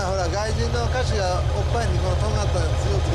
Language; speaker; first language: Japanese; native; Japanese